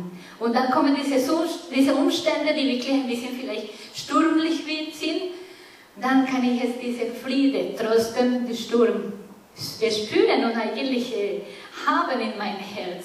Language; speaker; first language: German; non-native, fluent; Spanish